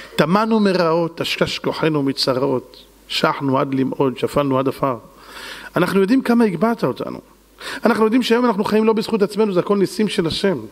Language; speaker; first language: Hebrew; native; Hebrew